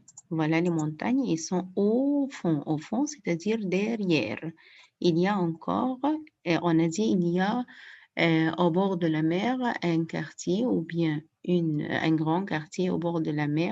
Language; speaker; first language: French; non-native, fluent; Arabic